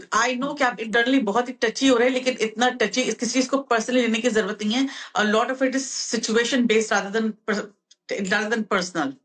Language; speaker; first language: Urdu; native; Urdu